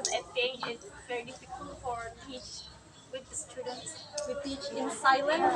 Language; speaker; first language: English; non-native, learner; Indonesian